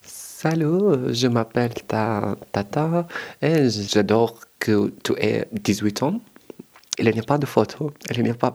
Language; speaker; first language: French; non-native, learner; Arabic